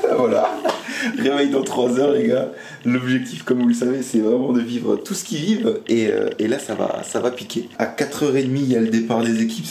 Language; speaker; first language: French; native; French